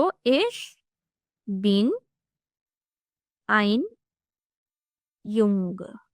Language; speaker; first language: German; non-native, fluent; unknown